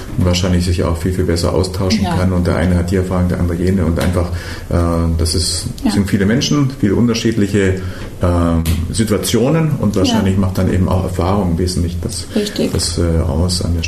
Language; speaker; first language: German; native; German